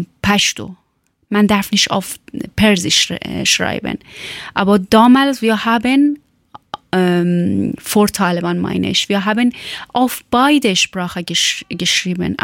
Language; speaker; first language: German; non-native, learner; Persian